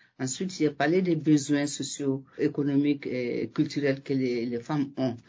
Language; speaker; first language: French; non-native, local second language; Bambara